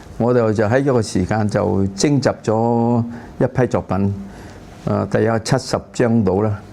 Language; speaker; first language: Cantonese; early bilingual, heritage; Cantonese